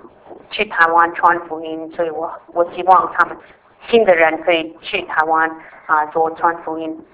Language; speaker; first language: Chinese; non-native, fluent; English